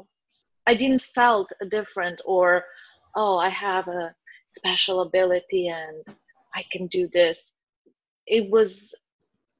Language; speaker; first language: English; non-native, fluent; Croatian